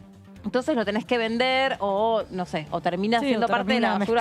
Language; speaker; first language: Spanish; native; Spanish